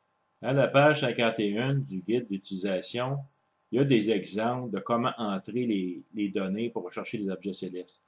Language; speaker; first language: French; native; French